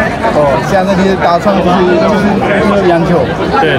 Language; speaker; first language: Chinese; non-native, learner; Bangla